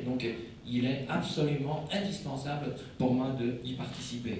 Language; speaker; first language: French; non-native, fluent; Chinese